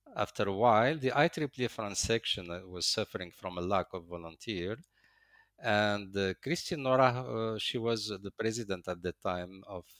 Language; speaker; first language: English; non-native, fluent; Arabic